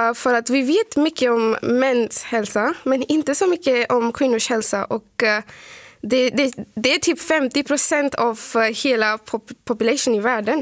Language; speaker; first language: Swedish; non-native, fluent; Urdu